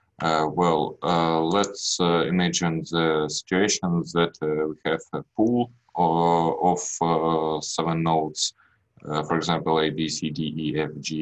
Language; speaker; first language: English; non-native, learner; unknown